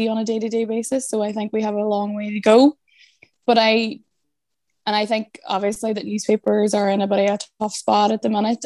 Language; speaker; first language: English; native; English